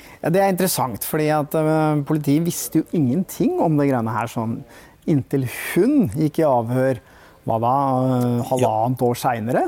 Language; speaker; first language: Norwegian; native; Norwegian